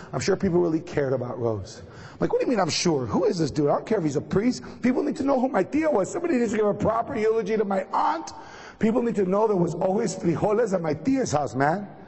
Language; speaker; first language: English; early bilingual, other home language; Spanish